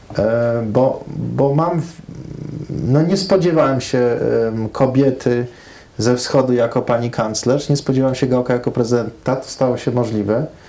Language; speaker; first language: Polish; early bilingual, heritage; Polish